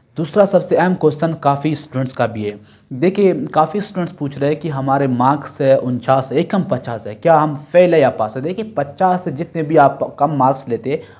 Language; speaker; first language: Urdu; non-native, local second language; Brahui